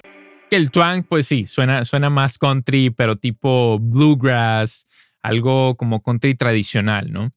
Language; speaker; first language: Spanish; native; Spanish